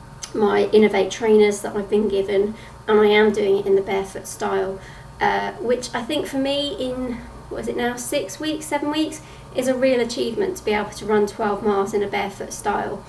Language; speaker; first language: English; native; English